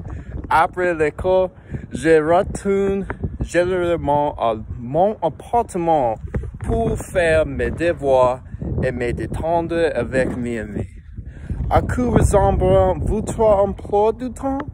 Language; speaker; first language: French; non-native, learner; English